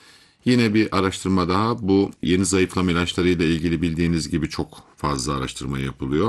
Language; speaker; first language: Turkish; native; Turkish